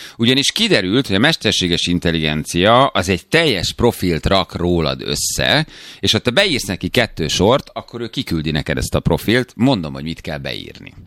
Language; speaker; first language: Hungarian; native; Hungarian